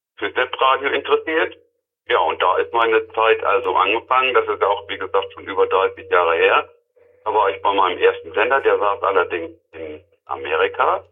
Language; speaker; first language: German; native; German